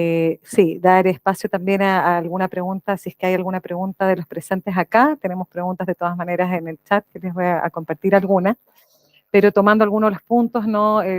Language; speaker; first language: Spanish; native; Spanish